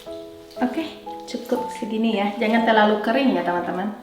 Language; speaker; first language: Indonesian; native; Indonesian